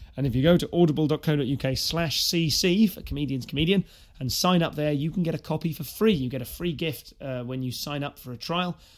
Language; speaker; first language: English; native; English